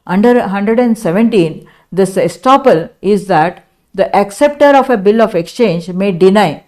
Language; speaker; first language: English; non-native, local second language; Kannada